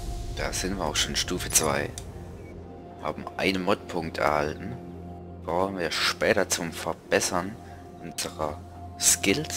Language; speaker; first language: German; native; German